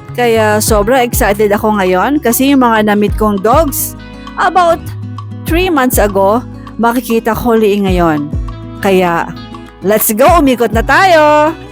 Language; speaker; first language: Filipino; native; Filipino